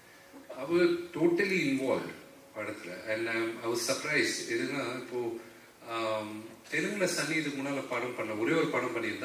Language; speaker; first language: Tamil; non-native, local second language; Malayalam